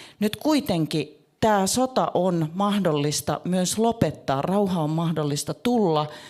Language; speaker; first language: Finnish; native; Finnish